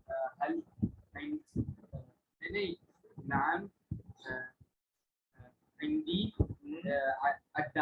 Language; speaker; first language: Arabic; non-native, learner; Urdu